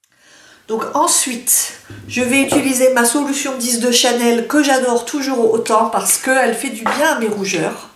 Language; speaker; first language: French; native; French